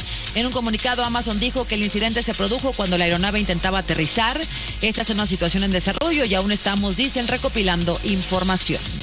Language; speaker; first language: Spanish; native; Spanish